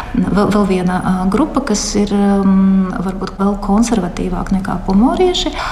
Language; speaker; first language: Latvian; non-native, local second language; Russian